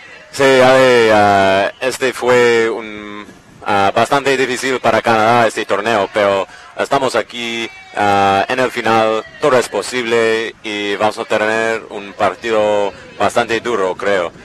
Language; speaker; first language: Spanish; non-native, learner; English